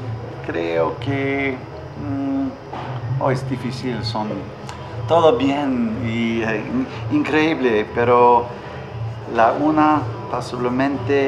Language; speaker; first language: Spanish; non-native, learner; English